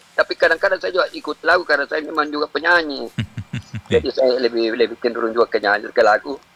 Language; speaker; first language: Indonesian; non-native, local second language; Buginese